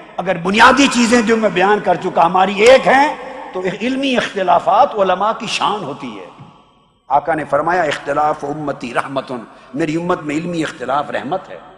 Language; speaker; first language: Urdu; non-native, local second language; Punjabi